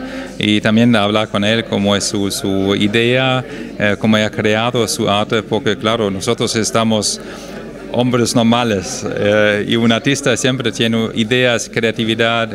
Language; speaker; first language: Spanish; non-native, fluent; German